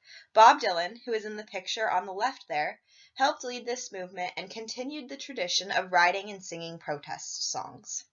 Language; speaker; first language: English; native; English